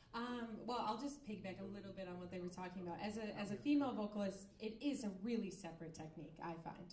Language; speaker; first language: English; native; English